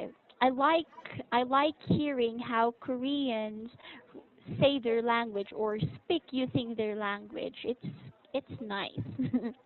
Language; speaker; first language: English; non-native, local second language; Filipino